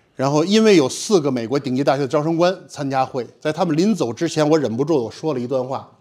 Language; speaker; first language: Chinese; native; Chinese